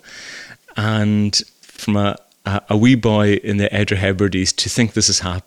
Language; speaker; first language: English; native; English